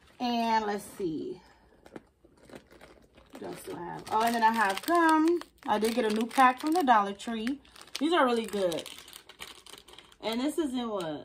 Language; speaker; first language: English; native; English